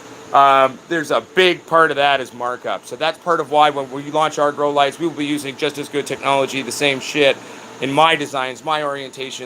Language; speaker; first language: English; native; English